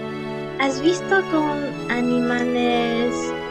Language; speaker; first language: Spanish; early bilingual, heritage; Spanish